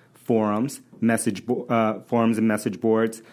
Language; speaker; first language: English; early bilingual, other home language; Spanish